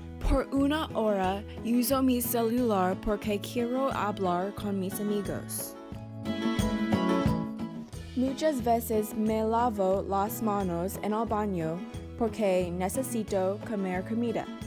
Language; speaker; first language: Spanish; non-native, learner; English